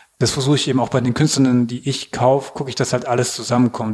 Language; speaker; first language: German; native; German